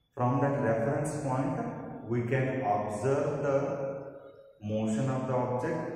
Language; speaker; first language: English; non-native, local second language; Kannada